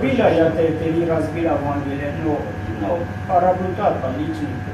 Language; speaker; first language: Russian; non-native, learner; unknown